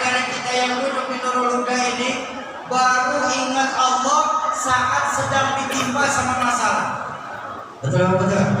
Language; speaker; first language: Indonesian; native; Indonesian